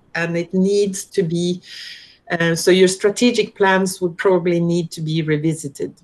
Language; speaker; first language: English; non-native, fluent; Norwegian